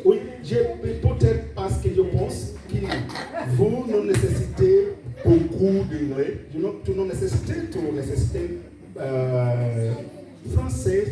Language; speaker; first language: French; non-native, learner; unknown